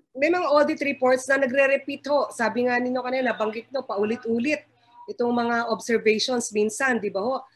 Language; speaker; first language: Filipino; native; Filipino